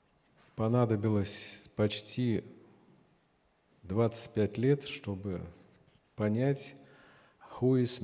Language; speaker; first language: Russian; native; Russian